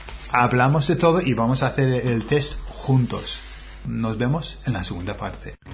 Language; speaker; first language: Spanish; non-native, fluent; English